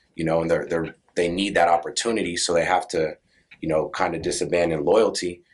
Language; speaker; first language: English; native; English